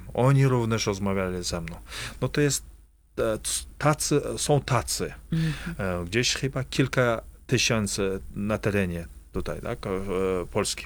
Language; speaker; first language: Polish; non-native, fluent; Kazakh